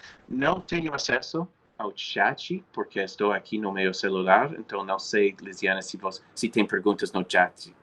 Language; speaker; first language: Portuguese; non-native, fluent; English